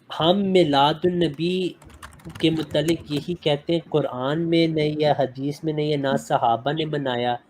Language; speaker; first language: Urdu; native; Urdu